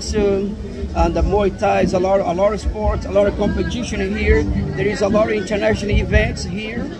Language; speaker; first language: English; non-native, learner; Portuguese